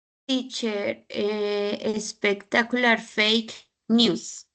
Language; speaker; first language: English; non-native, learner; Spanish